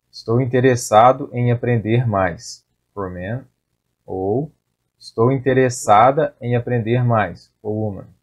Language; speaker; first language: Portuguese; native; Portuguese